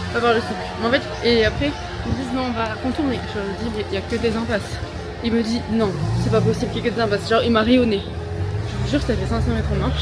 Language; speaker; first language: French; native; French